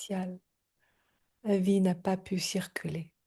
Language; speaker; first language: French; native; French